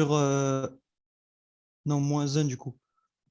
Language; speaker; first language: French; native; French